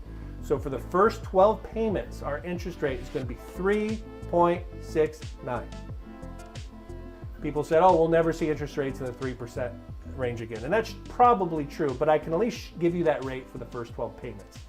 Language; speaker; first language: English; native; English